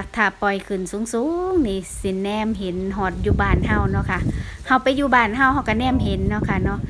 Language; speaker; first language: Thai; native; Thai